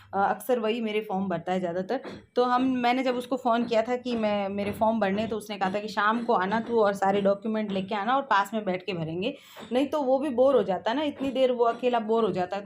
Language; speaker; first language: Hindi; native; Hindi